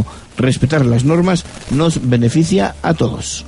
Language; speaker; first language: Spanish; native; Spanish